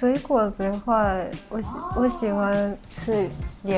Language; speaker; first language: Chinese; early bilingual, heritage; Japanese